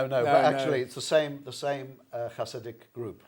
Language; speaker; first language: English; native; English